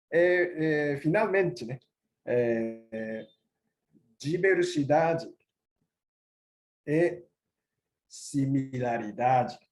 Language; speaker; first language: Portuguese; non-native, learner; Japanese